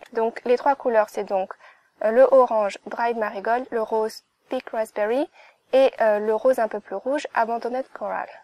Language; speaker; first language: French; native; French